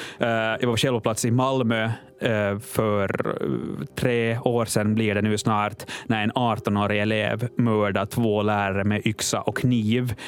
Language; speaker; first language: Swedish; native; Swedish